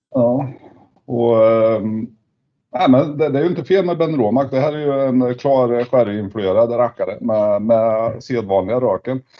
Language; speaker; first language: Swedish; native; Swedish